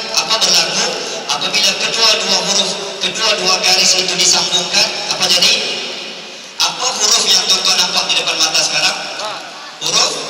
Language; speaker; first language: Malay; native; Malay